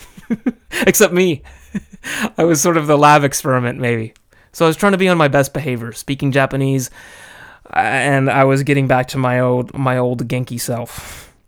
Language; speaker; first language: English; native; English